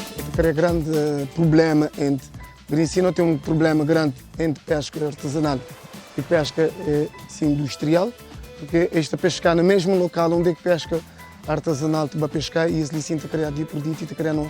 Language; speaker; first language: Portuguese; non-native, local second language; Kabuverdianu